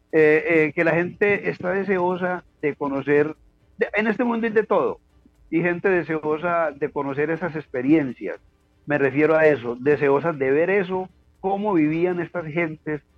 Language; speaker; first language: Spanish; native; Spanish